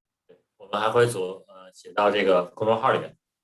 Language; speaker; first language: Chinese; native; Chinese